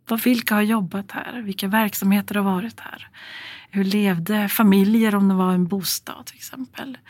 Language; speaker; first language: Swedish; native; Swedish